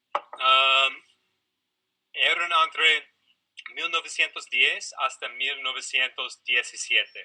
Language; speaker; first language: Spanish; non-native, fluent; English